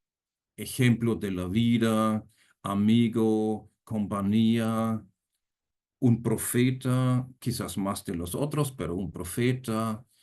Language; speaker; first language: Spanish; non-native, fluent; German